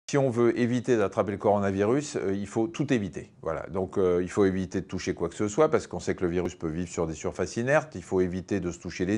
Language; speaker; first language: French; native; French